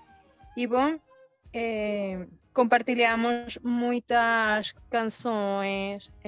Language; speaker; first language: Portuguese; early bilingual, heritage; Spanish